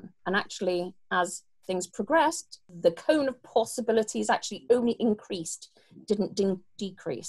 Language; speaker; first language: English; native; English